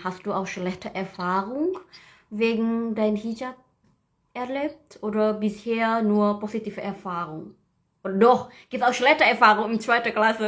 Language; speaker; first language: German; non-native, learner; Indonesian